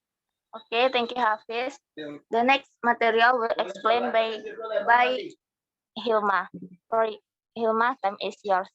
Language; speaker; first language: English; non-native, learner; Indonesian